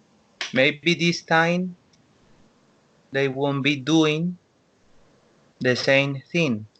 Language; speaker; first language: English; non-native, learner; Spanish